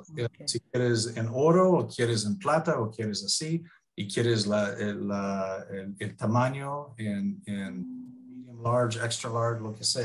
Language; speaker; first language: Spanish; non-native, fluent; English